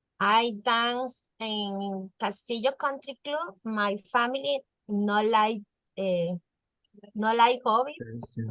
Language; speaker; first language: English; non-native, learner; Spanish